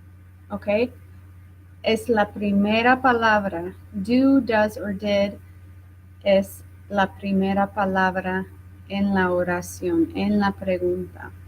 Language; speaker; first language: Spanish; non-native, fluent; English